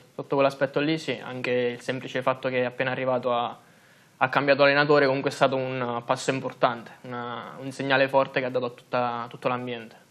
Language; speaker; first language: Italian; native; Italian